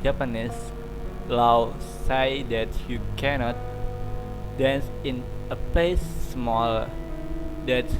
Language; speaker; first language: English; non-native, learner; Indonesian